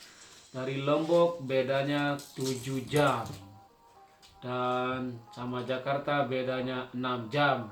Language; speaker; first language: Indonesian; non-native, local second language; Sasak